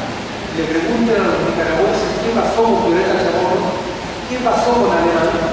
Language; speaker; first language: Spanish; native; Spanish